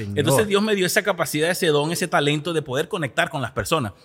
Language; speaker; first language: Spanish; native; Spanish